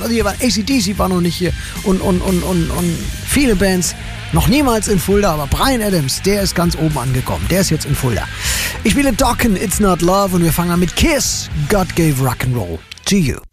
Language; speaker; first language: German; native; German